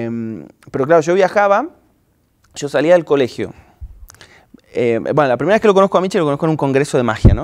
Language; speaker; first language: Spanish; native; Spanish